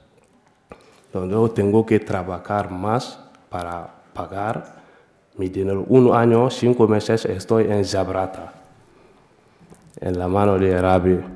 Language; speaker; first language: Spanish; non-native, learner; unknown